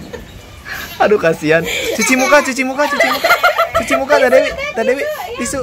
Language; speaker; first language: Indonesian; non-native, local second language; Sundanese